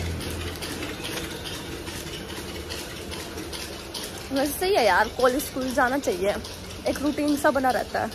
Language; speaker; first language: Hindi; native; Hindi